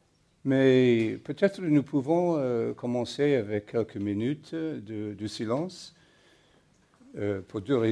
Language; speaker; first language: French; non-native, learner; English